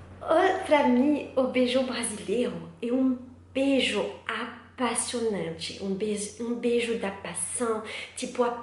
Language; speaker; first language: Portuguese; non-native, learner; French